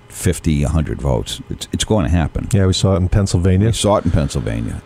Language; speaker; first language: English; native; English